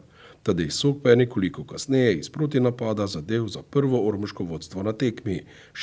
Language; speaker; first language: Slovenian; native; Slovenian